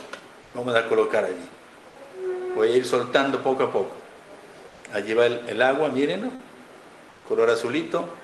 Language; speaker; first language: Spanish; native; Spanish